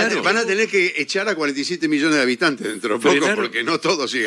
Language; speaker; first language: Spanish; native; Spanish